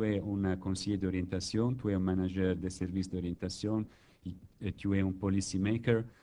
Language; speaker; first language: French; non-native, learner; Italian